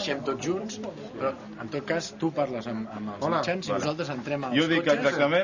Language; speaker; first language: Catalan; native; Catalan